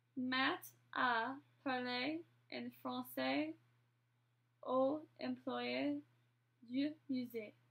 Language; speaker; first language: French; non-native, learner; English